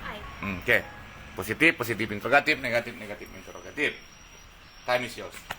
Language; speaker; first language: English; non-native, learner; Indonesian